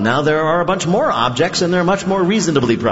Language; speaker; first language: English; native; English